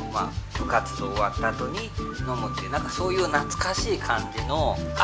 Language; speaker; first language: Japanese; native; Japanese